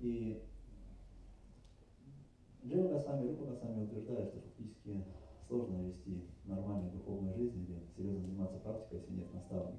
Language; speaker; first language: Russian; native; Russian